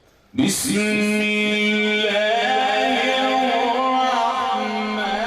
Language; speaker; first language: Arabic; native; Arabic